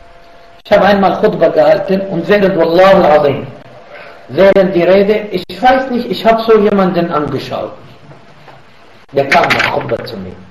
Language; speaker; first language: German; non-native, fluent; Arabic